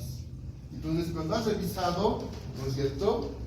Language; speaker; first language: Spanish; native; Spanish